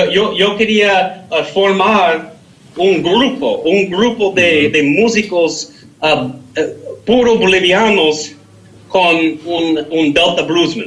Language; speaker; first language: Spanish; non-native, learner; English